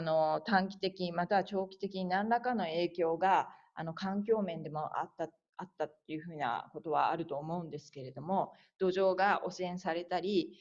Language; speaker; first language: Japanese; native; Japanese